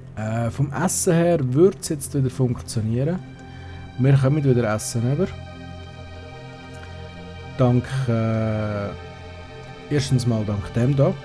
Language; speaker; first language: German; native; German